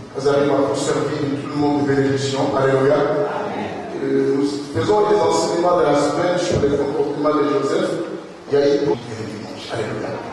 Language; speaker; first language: French; non-native, local second language; Lingala